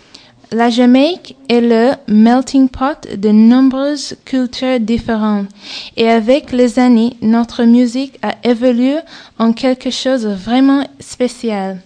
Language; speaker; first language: French; non-native, fluent; English